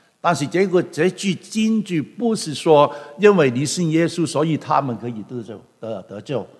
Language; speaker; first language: Chinese; non-native, local second language; Cantonese